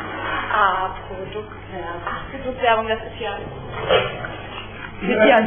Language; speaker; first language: German; native; German